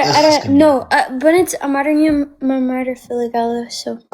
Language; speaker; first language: Amharic; non-native, learner; English